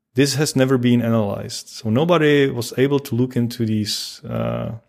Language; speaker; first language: English; non-native, fluent; Czech